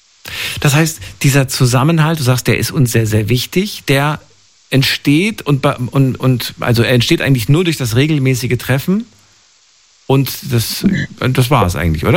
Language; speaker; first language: German; native; German